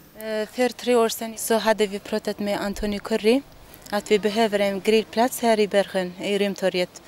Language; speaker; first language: Swedish; non-native, learner; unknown